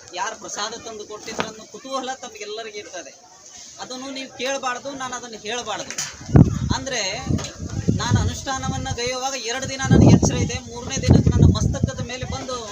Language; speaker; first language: Kannada; native; Kannada